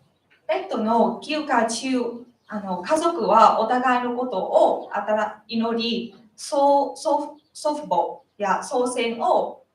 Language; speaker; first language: Japanese; non-native, learner; Vietnamese